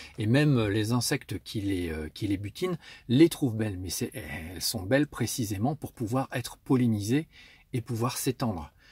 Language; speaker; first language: French; native; French